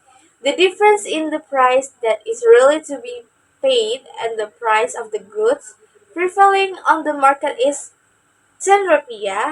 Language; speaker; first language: English; non-native, learner; Indonesian